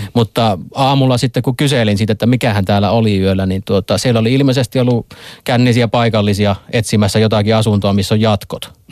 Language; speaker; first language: Finnish; native; Finnish